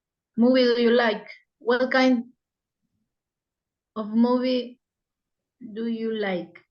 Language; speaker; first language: English; non-native, learner; Spanish